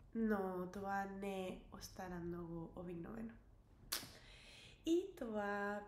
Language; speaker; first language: Bulgarian; non-native, learner; English